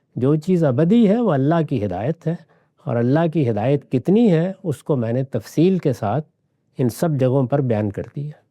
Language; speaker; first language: Urdu; non-native, local second language; Punjabi